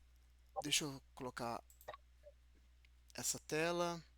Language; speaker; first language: Portuguese; native; Portuguese